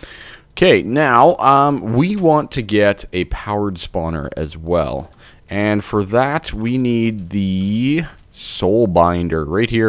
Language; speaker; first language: English; native; English